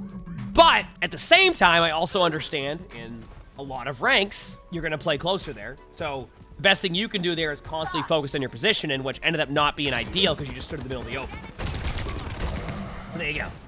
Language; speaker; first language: English; native; English